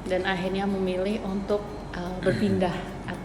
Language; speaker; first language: Indonesian; native; Indonesian